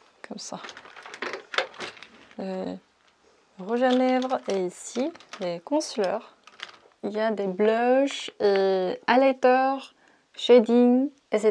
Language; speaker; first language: French; non-native, fluent; Korean